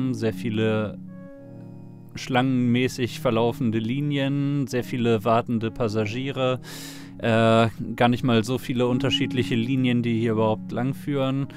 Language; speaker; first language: German; native; German